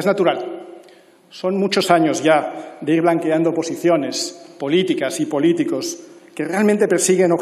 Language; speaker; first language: Spanish; native; Spanish